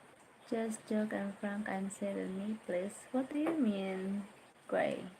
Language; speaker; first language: English; non-native, learner; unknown